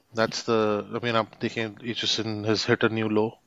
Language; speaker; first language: English; non-native, local second language; Hindi